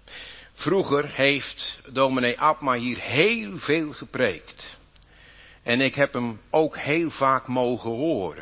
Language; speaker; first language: Dutch; native; Dutch